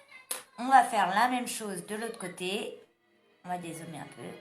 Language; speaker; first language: French; native; French